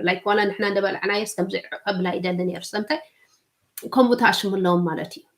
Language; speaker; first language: Tigrinya; early bilingual, heritage; Tigrinya